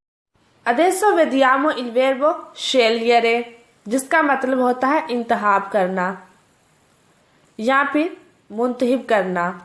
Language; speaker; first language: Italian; non-native, fluent; Urdu